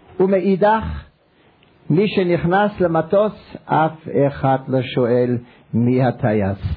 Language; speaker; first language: Hebrew; non-native, fluent; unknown